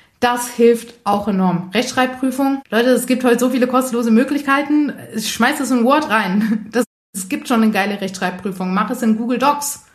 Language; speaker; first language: German; early bilingual, other home language; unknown